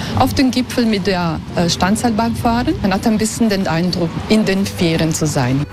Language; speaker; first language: German; non-native, local second language; Italian